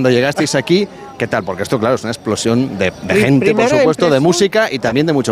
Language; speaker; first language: Spanish; native; Spanish